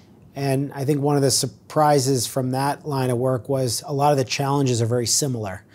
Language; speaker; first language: English; native; English